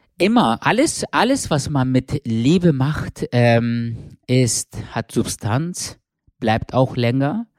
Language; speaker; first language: German; early bilingual, other home language; Turkish